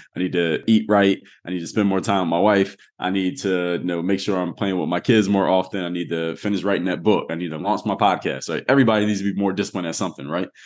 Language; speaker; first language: English; native; English